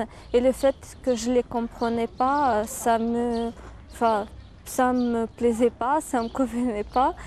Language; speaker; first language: French; non-native, fluent; Ukrainian